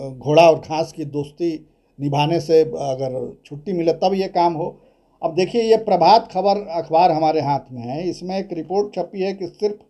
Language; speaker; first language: Hindi; native; Hindi